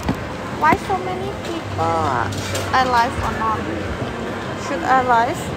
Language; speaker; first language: English; non-native, learner; Thai